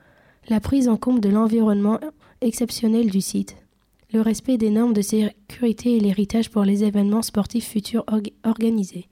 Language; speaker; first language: French; native; French